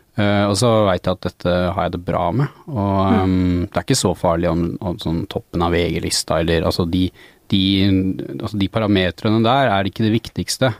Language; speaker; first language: Norwegian; native; Norwegian